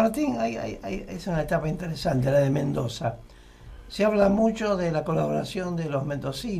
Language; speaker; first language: Spanish; native; Spanish